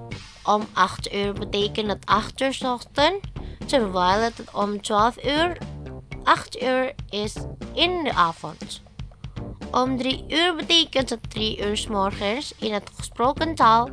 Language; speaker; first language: Dutch; non-native, learner; Indonesian